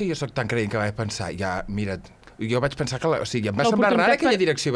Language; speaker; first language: Catalan; native; Catalan